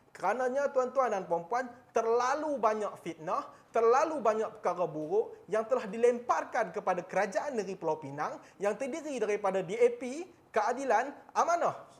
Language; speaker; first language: Malay; native; Malay